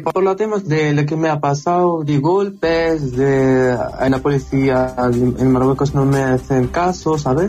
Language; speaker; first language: Spanish; non-native, learner; Arabic